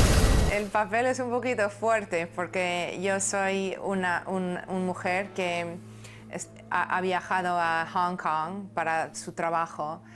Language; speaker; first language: Spanish; non-native, fluent; English